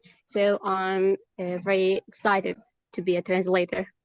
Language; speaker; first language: English; non-native, learner; Arabic